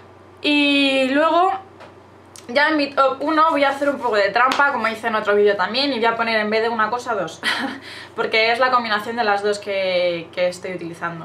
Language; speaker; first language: Spanish; native; Spanish